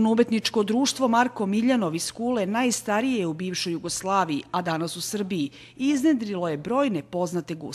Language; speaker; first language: Serbian; native; Serbian